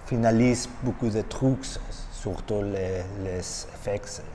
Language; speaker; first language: French; non-native, learner; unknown